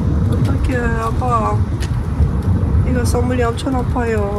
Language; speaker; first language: Korean; non-native, learner; Persian